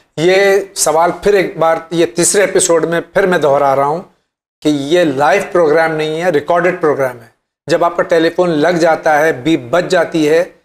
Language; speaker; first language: Hindi; native; Hindi